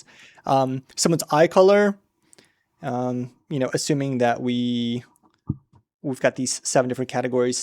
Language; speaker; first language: English; native; English